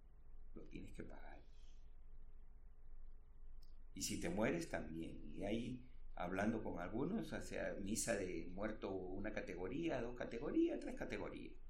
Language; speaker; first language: Spanish; native; Spanish